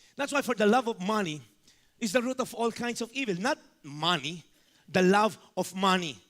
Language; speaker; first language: English; non-native, local second language; Filipino